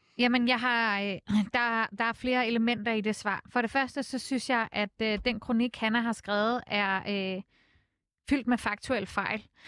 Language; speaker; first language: Danish; native; Danish